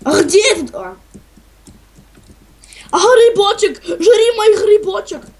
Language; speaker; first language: Russian; native; Russian